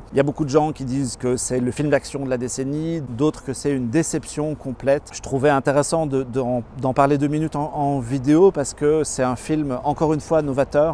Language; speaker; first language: French; native; French